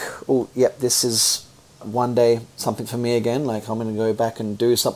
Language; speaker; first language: English; native; English